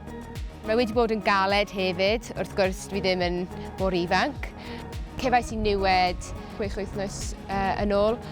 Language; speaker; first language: Welsh; non-native, local second language; English